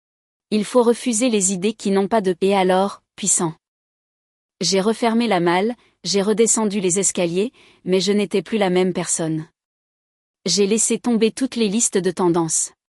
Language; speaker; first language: French; native; French